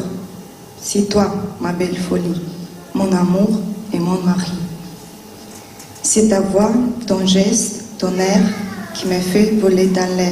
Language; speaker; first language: French; non-native, learner; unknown